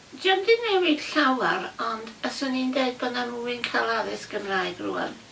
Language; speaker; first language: Welsh; native; Welsh